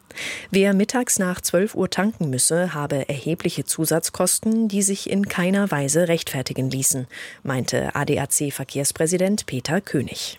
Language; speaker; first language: German; native; German